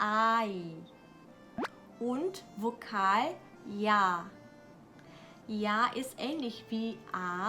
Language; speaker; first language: German; non-native, learner; Korean